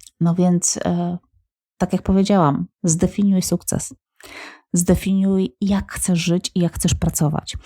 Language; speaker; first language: Polish; native; Polish